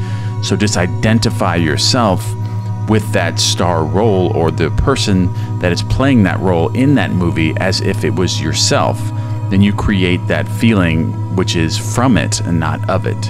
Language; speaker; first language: English; native; English